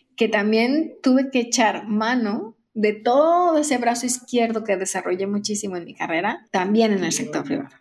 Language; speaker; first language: Spanish; native; Spanish